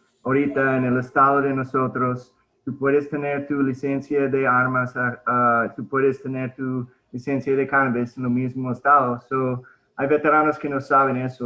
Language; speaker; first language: Spanish; early bilingual, heritage; Spanish